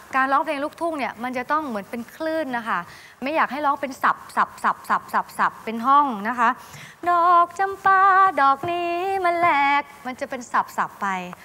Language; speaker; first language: Thai; native; Thai